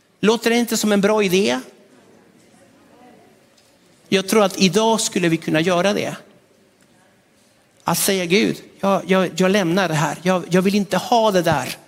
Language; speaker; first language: Swedish; non-native, fluent; Spanish